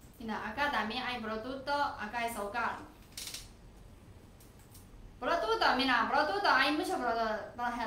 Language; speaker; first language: Spanish; non-native, learner; Chinese